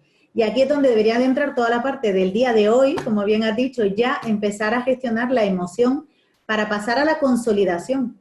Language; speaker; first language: Spanish; native; Spanish